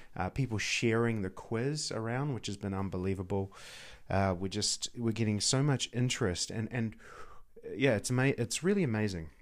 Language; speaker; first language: English; native; English